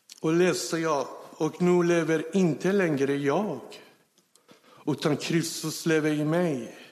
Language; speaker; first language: Swedish; non-native, fluent; Persian